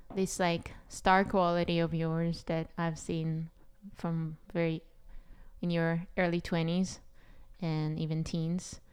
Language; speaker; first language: English; non-native, fluent; Hebrew